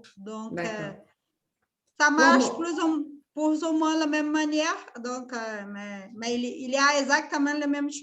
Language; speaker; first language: French; non-native, fluent; Portuguese